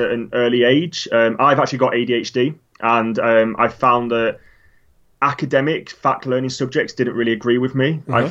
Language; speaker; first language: English; native; English